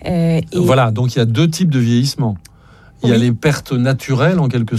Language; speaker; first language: French; native; French